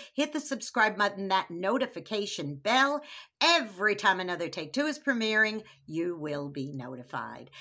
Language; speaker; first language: English; native; English